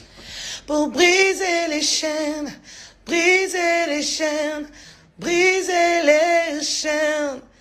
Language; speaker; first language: French; non-native, local second language; Lingala